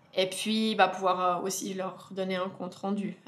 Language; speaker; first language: French; native; French